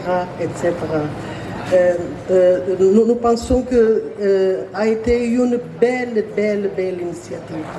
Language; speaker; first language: French; non-native, learner; Portuguese